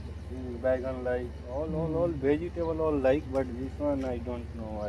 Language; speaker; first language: English; non-native, learner; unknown